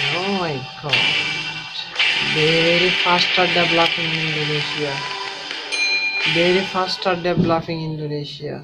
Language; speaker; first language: English; non-native, local second language; Bangla